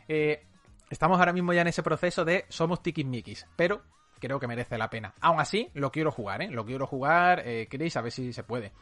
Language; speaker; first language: Spanish; native; Spanish